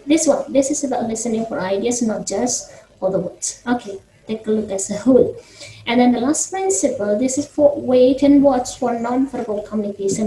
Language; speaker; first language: English; non-native, fluent; Indonesian